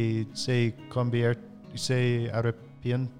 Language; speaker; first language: Spanish; non-native, fluent; English